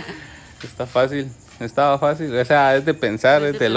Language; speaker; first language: Spanish; native; Spanish